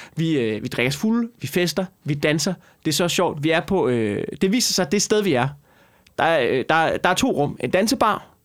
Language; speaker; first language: Danish; native; Danish